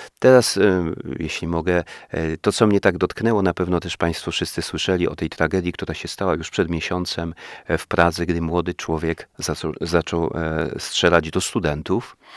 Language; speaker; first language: Polish; native; Polish